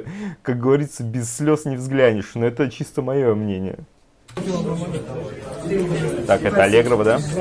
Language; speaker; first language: Russian; native; Russian